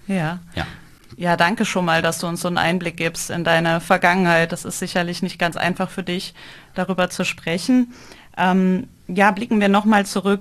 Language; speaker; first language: German; native; German